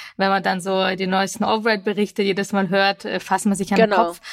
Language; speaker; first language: German; early bilingual, other home language; Russian